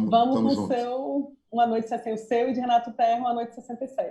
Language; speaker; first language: Portuguese; native; Portuguese